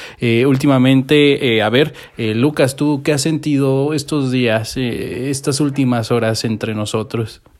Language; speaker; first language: Spanish; native; Spanish